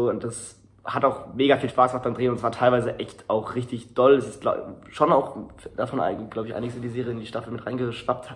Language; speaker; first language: German; native; German